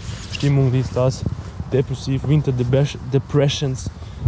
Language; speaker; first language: German; early bilingual, other home language; Bosnian